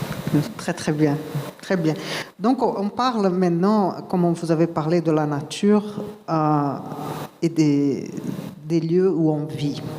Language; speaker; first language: French; non-native, fluent; Portuguese